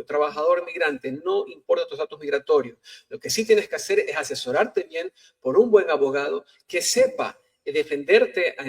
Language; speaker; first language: Spanish; native; Spanish